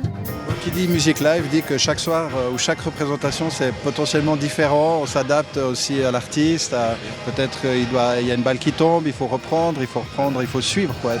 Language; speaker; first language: French; native; French